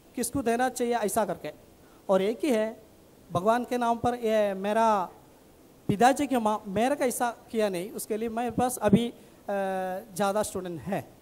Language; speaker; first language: Hindi; non-native, local second language; Malayalam